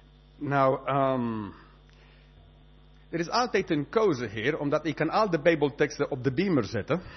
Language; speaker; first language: Dutch; non-native, fluent; English